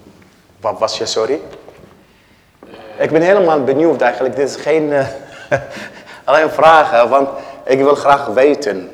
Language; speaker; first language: Dutch; non-native, learner; Arabic